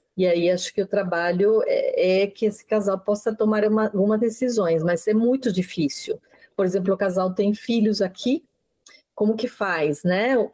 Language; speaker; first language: Portuguese; non-native, fluent; Spanish